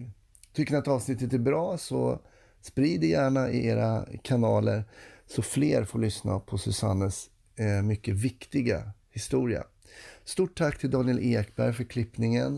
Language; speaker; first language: Swedish; native; Swedish